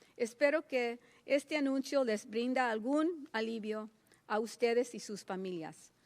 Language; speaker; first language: Spanish; early bilingual, heritage; Spanish